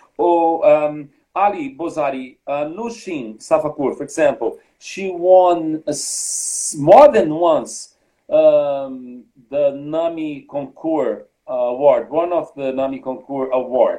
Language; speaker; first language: English; non-native, fluent; Portuguese